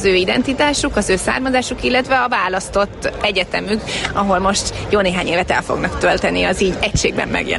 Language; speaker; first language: Hungarian; native; Hungarian